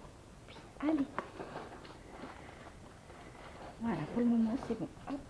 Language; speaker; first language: French; native; French